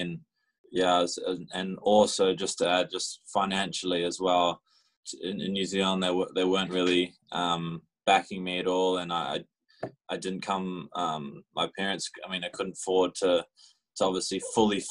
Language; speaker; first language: English; native; English